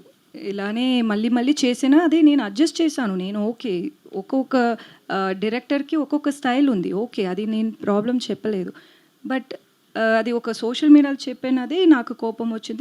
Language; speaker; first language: Telugu; non-native, learner; Tamil